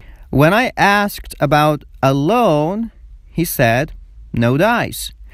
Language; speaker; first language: English; non-native, fluent; Persian